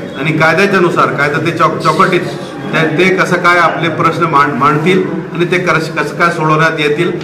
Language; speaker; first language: Marathi; non-native, local second language; Urdu